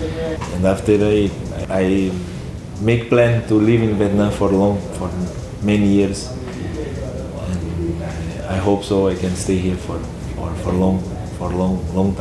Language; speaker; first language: English; non-native, learner; Portuguese